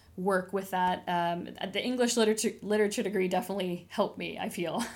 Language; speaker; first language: English; native; English